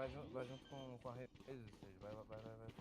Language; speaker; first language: Portuguese; native; Portuguese